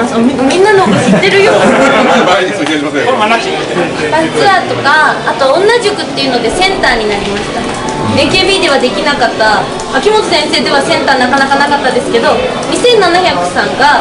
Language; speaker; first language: Japanese; native; Japanese